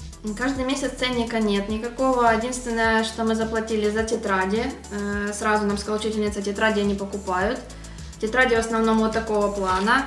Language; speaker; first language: Russian; native; Russian